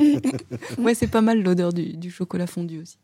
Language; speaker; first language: French; native; French